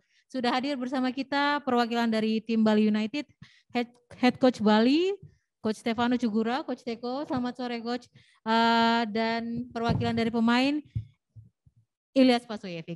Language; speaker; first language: Indonesian; native; Indonesian